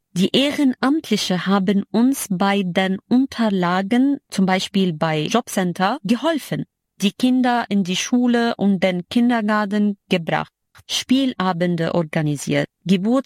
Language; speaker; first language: German; non-native, fluent; Arabic